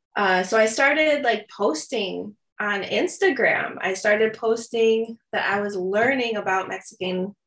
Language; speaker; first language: English; native; English